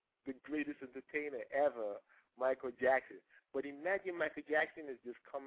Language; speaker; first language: English; non-native, local second language; Yoruba